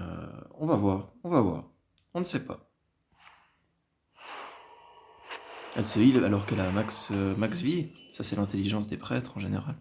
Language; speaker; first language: French; native; French